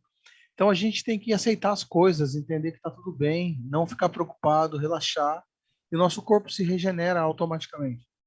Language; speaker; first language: Portuguese; native; Portuguese